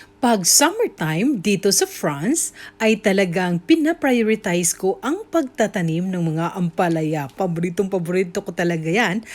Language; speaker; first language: Filipino; native; Filipino